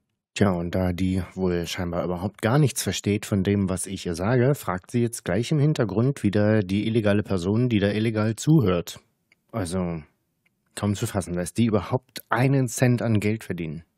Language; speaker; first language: German; native; German